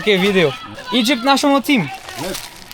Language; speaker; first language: English; non-native, learner; French